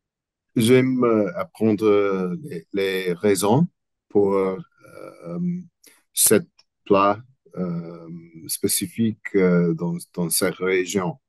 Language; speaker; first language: French; non-native, learner; English